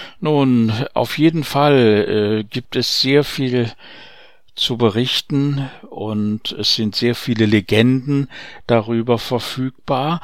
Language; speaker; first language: German; native; German